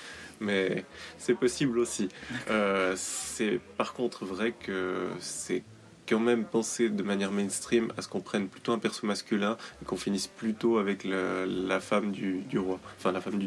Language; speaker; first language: French; native; French